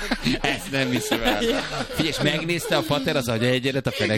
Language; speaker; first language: Hungarian; native; Hungarian